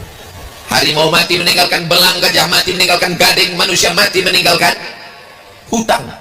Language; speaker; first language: Indonesian; native; Indonesian